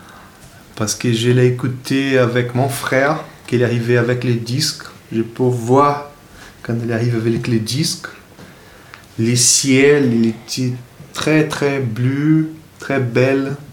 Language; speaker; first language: French; non-native, fluent; Portuguese